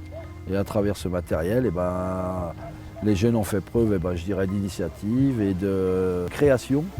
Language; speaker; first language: French; native; French